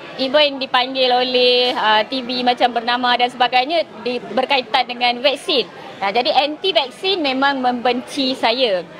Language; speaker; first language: Malay; non-native, local second language; Tamil